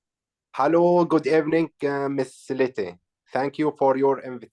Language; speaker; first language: English; non-native, learner; Arabic